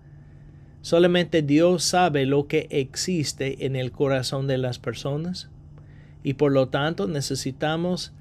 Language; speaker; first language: Spanish; non-native, fluent; English